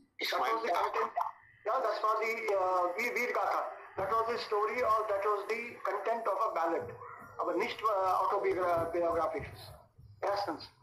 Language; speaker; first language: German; non-native, fluent; Hindi